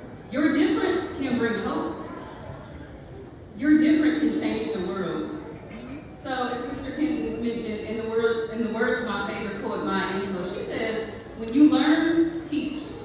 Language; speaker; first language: English; native; English